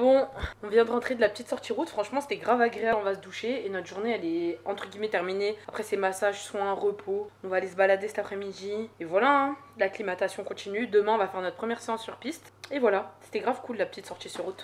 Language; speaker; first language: French; native; French